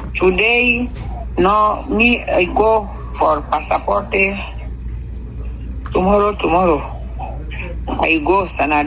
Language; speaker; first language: English; non-native, learner; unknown